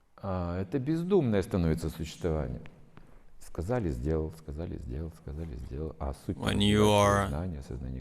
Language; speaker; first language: Russian; native; Russian